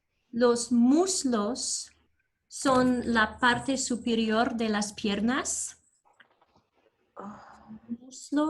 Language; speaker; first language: Spanish; non-native, learner; English